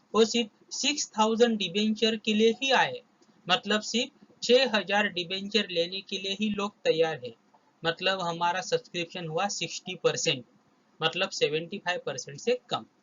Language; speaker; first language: Hindi; non-native, local second language; Marathi